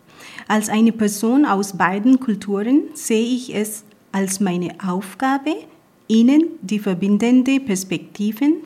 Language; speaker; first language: German; non-native, fluent; Punjabi